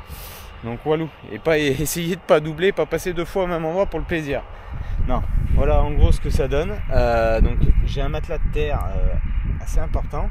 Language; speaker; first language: French; native; French